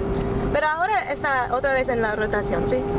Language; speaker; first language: Spanish; non-native, learner; English